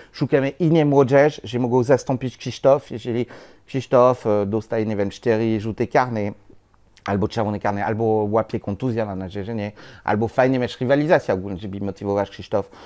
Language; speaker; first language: Polish; non-native, learner; French